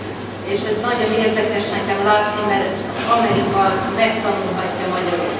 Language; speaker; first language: Hungarian; non-native, learner; English